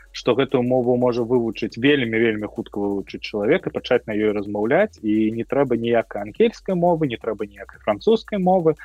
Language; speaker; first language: Belarusian; non-native, local second language; Russian